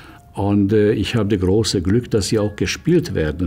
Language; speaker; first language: German; non-native, fluent; Hungarian